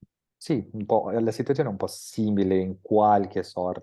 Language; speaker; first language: Italian; non-native, fluent; Portuguese